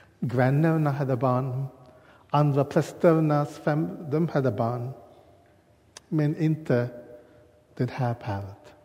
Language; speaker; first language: Swedish; non-native, learner; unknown